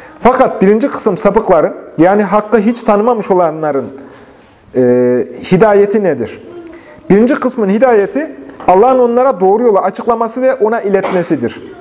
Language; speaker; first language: Turkish; native; Turkish